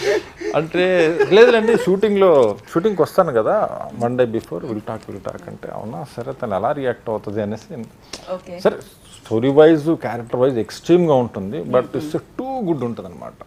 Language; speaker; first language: Telugu; native; Telugu